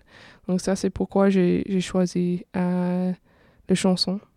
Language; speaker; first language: French; non-native, fluent; English